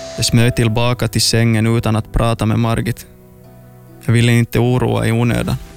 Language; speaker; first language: Swedish; native; Swedish